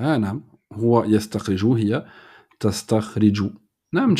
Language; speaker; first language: Arabic; non-native, fluent; French